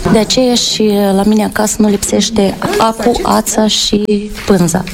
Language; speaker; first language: Romanian; native; Romanian